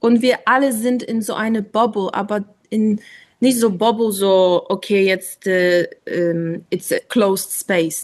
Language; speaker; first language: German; non-native, learner; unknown